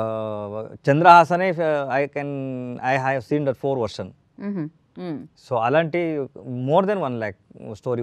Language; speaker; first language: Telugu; non-native, learner; Kannada